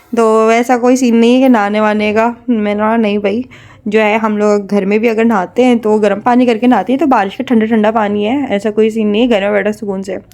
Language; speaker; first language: Urdu; native; Urdu